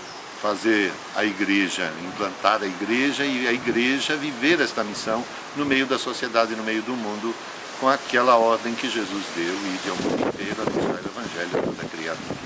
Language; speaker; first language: Portuguese; native; Portuguese